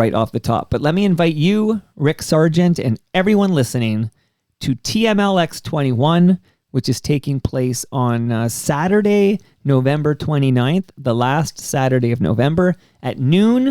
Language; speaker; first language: English; native; English